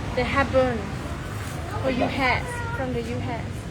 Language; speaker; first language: English; non-native, learner; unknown